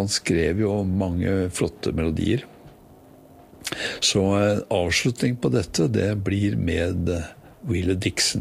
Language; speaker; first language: Norwegian; native; Norwegian